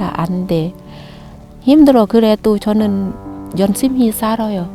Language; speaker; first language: Korean; non-native, learner; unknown